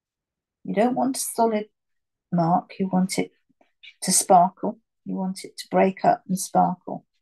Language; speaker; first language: English; native; English